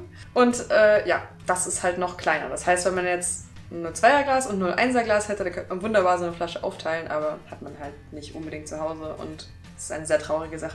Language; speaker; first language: German; native; German